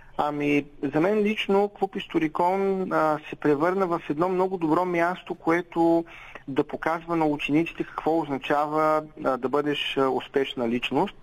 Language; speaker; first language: Bulgarian; native; Bulgarian